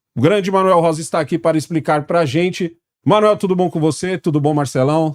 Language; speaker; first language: Portuguese; native; Portuguese